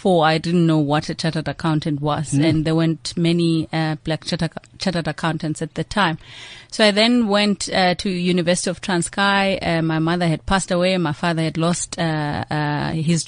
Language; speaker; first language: English; non-native, local second language; Xhosa